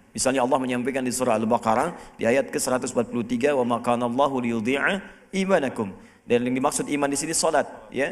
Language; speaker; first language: Indonesian; native; Indonesian